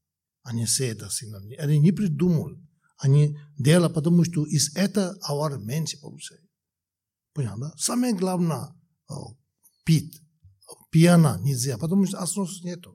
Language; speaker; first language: Russian; non-native, learner; Tibetan